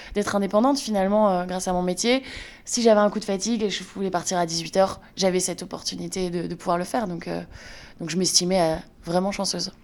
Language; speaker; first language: French; native; French